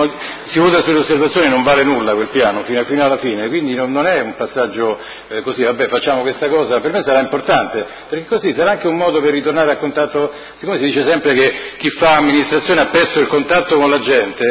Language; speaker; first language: Italian; native; Italian